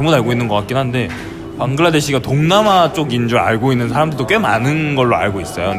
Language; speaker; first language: Korean; native; Korean